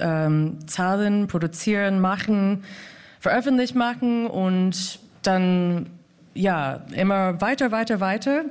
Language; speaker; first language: German; non-native, fluent; English